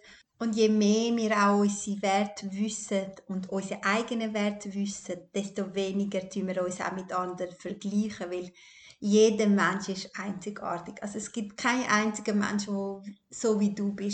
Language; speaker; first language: German; early bilingual, other home language; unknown